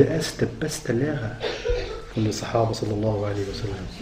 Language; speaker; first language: German; non-native, fluent; Arabic